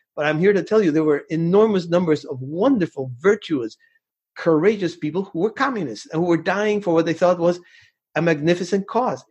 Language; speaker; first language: English; early bilingual, other home language; Spanish